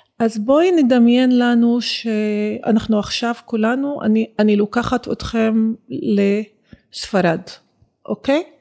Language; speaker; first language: Hebrew; non-native, local second language; Arabic